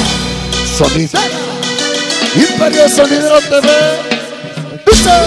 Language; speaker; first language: Spanish; native; Spanish